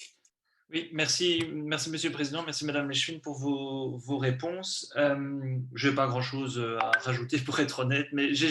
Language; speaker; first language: French; native; French